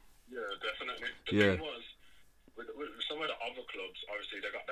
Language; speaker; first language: English; native; English